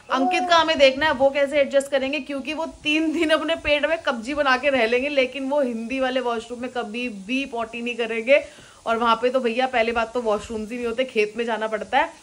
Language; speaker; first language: Hindi; native; Hindi